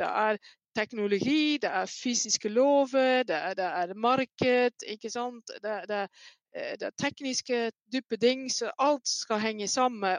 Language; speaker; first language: Norwegian; non-native, fluent; Dutch